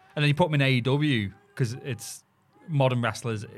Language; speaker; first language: English; native; English